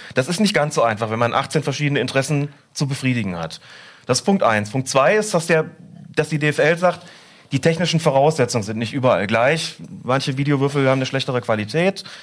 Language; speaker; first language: German; native; German